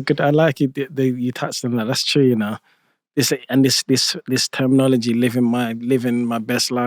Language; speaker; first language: English; native; English